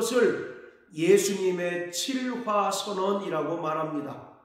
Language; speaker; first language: Korean; native; Korean